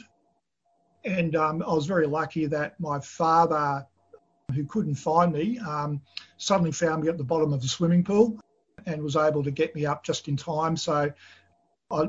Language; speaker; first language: English; native; English